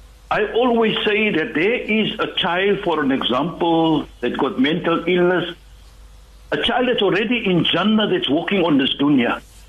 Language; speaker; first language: English; non-native, local second language; Afrikaans